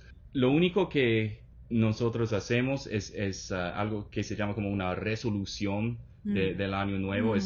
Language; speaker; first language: Spanish; non-native, fluent; English